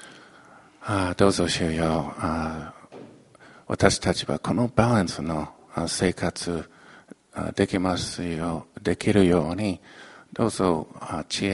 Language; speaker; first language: Japanese; non-native, fluent; English